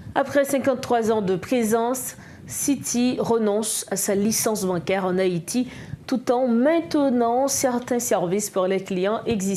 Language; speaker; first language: French; non-native, local second language; Haitian Creole